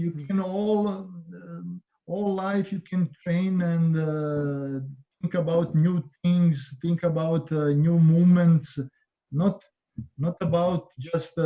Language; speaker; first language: English; non-native, learner; Croatian